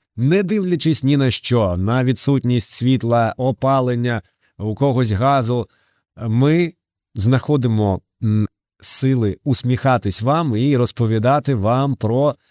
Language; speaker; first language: Ukrainian; native; Ukrainian